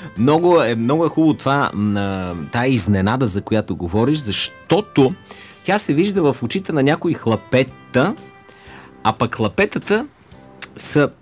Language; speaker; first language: Bulgarian; native; Bulgarian